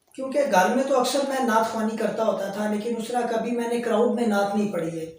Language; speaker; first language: Urdu; native; Urdu